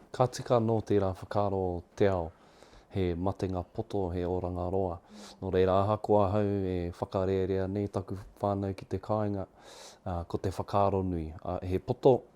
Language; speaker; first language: Māori; native; Māori